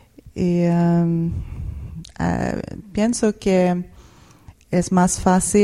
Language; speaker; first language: Spanish; non-native, fluent; Swedish